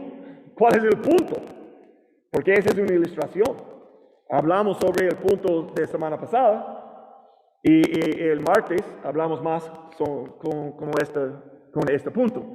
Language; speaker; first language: Spanish; non-native, learner; English